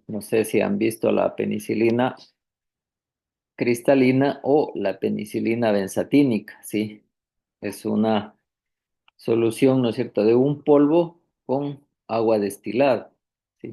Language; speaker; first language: Spanish; native; Spanish